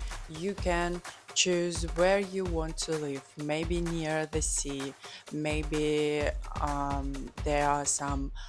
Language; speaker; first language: English; non-native, fluent; Georgian